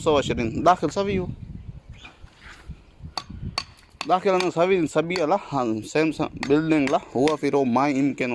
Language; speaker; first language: Arabic; non-native, learner; Punjabi